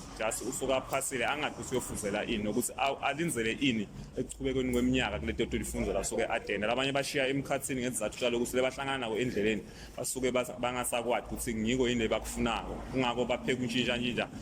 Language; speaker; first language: Zulu; non-native, local second language; Swati